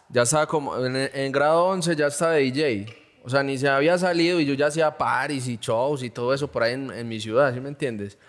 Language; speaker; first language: Spanish; native; Spanish